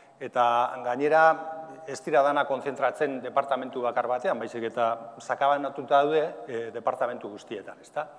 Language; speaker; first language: Basque; native; Basque